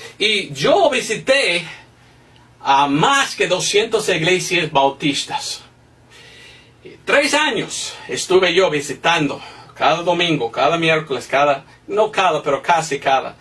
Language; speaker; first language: Spanish; non-native, fluent; English